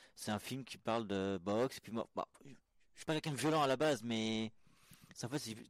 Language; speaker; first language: French; native; French